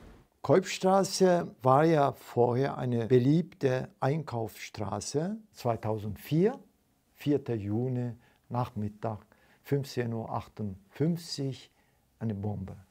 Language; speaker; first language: German; non-native, fluent; Turkish